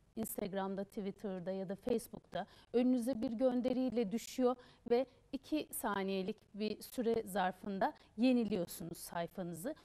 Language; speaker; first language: Turkish; native; Turkish